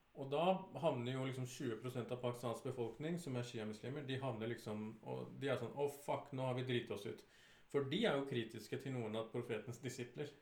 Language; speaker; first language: Norwegian; early bilingual, other home language; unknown